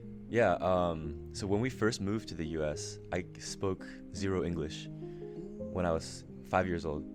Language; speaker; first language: English; early bilingual, other home language; Japanese